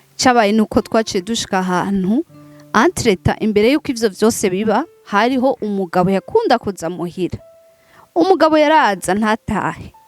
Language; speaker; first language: Rundi; non-native, local second language; Swahili